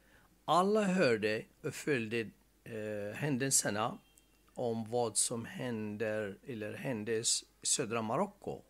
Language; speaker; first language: Swedish; non-native, fluent; Arabic